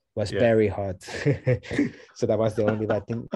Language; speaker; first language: English; non-native, fluent; Spanish